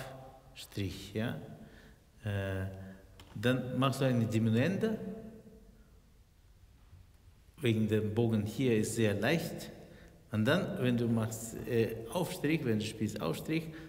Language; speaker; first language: German; non-native, fluent; Russian